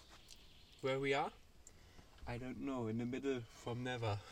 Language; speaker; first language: English; non-native, learner; German